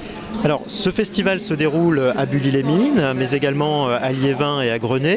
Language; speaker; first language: French; native; French